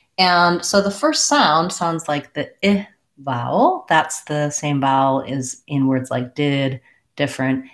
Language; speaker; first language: English; native; English